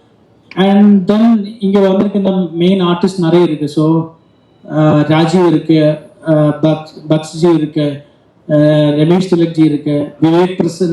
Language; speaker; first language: Tamil; non-native, learner; Malayalam